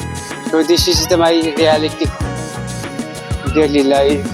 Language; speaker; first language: English; non-native, learner; Nepali